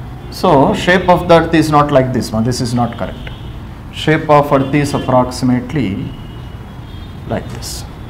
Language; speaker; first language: English; non-native, local second language; Telugu